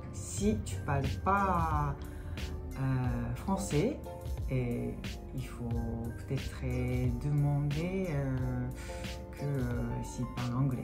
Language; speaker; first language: French; non-native, fluent; Japanese